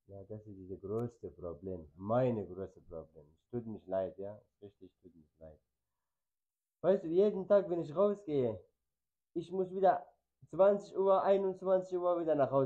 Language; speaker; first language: German; non-native, learner; Arabic